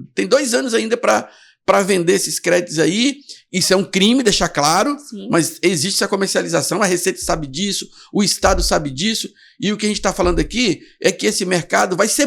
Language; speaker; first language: Portuguese; native; Portuguese